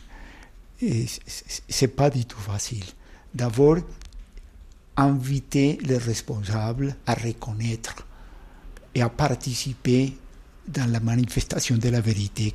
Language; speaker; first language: French; non-native, fluent; Spanish